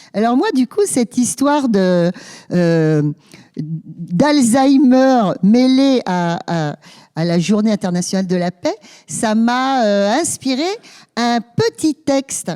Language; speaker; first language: French; native; French